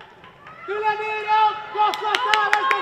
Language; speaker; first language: Icelandic; non-native, learner; Swedish